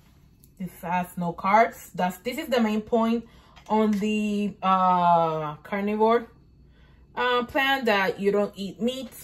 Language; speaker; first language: English; non-native, fluent; Spanish